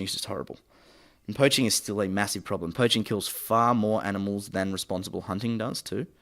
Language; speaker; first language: English; native; English